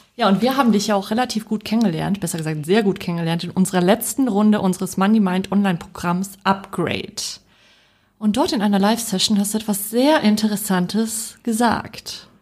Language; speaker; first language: German; early bilingual, other home language; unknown